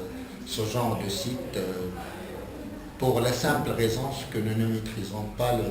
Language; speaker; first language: French; non-native, local second language; Arabic